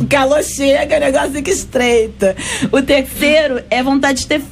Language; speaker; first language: Portuguese; native; Portuguese